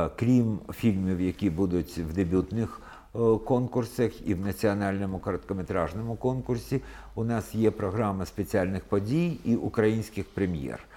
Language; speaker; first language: Ukrainian; non-native, local second language; Russian